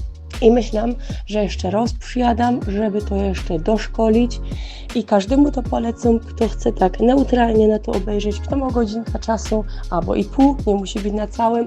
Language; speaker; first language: Polish; non-native, local second language; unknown